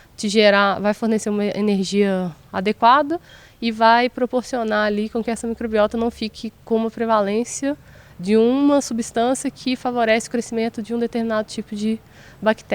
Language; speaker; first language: Portuguese; native; Portuguese